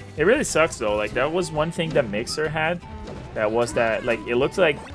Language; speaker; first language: English; non-native, fluent; Portuguese